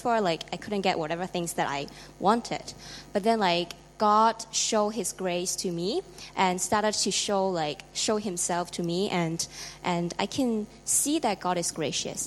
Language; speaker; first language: English; non-native, local second language; Cantonese